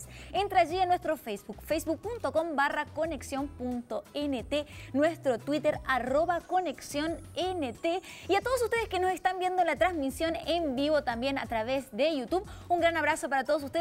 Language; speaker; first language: Spanish; native; Spanish